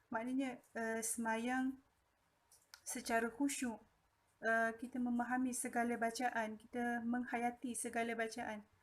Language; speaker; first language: Malay; native; Malay